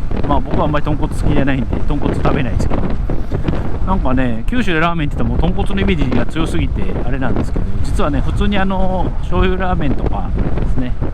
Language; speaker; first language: Japanese; native; Japanese